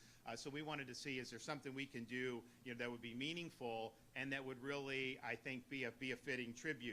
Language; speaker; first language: English; native; English